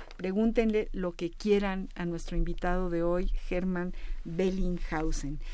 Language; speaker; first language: Spanish; native; Spanish